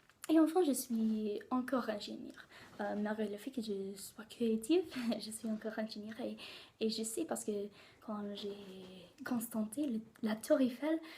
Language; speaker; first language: French; non-native, learner; English